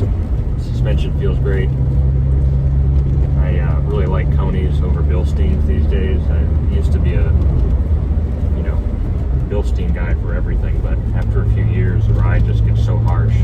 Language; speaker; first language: English; native; English